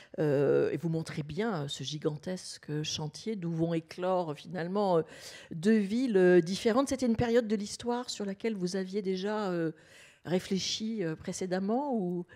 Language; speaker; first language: French; native; French